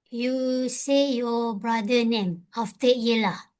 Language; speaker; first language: English; non-native, local second language; Malay